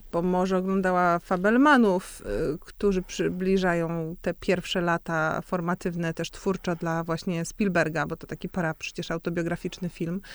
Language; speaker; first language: Polish; native; Polish